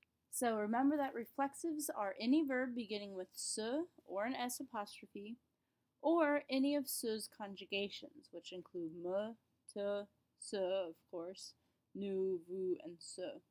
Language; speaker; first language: English; native; English